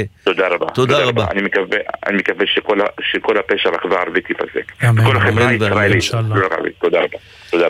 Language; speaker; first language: Hebrew; non-native, local second language; Arabic